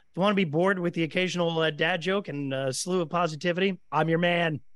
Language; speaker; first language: English; native; English